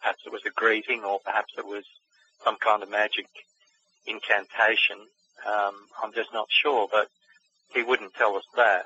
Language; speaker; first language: English; native; English